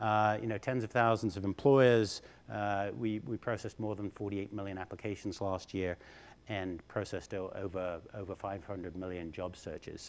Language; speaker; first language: English; native; English